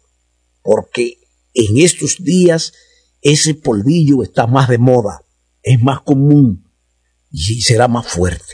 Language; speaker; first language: Spanish; native; Spanish